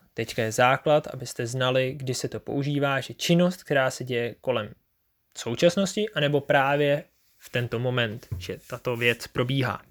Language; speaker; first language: Czech; native; Czech